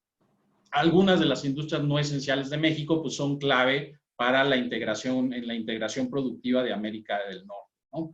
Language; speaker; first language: Spanish; native; Spanish